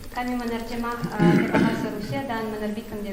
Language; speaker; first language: Indonesian; non-native, fluent; Russian